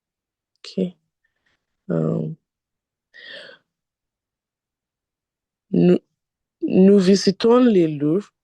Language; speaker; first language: French; non-native, learner; English